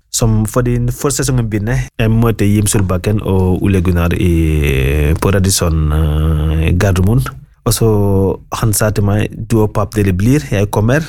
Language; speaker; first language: Norwegian; non-native, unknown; Wolof